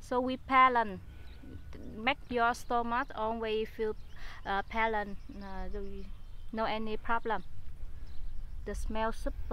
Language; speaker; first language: English; non-native, fluent; Vietnamese